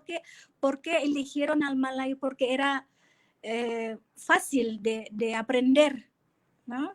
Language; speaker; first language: Spanish; non-native, fluent; Indonesian